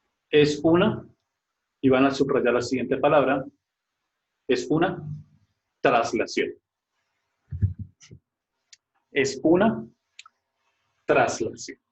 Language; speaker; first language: Spanish; native; Spanish